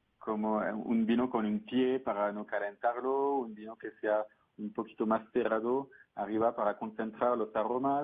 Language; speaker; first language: Spanish; non-native, fluent; French